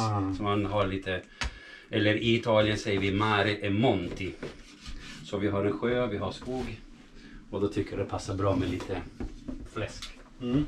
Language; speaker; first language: Swedish; non-native, fluent; Italian